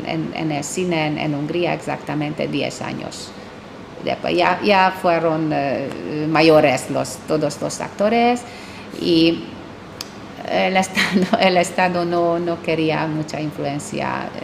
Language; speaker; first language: Spanish; non-native, fluent; Hungarian